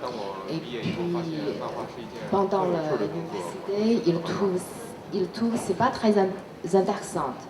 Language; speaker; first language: French; non-native, learner; Chinese